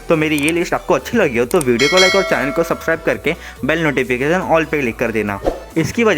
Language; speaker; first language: Hindi; native; Hindi